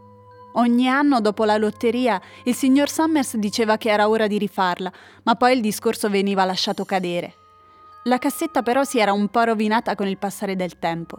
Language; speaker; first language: Italian; native; Italian